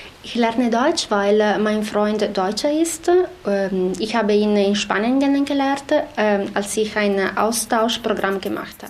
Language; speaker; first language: German; non-native, learner; Italian